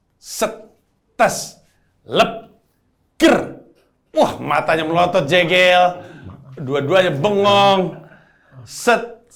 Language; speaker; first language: Indonesian; native; Indonesian